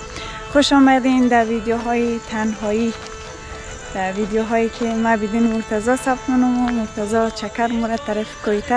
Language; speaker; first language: Persian; native; Persian